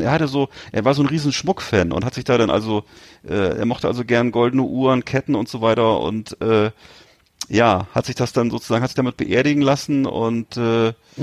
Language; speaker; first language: German; native; German